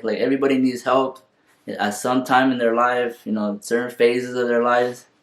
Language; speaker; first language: English; native; English